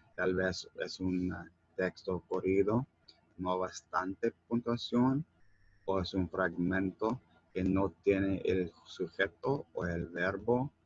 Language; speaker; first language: Spanish; non-native, learner; English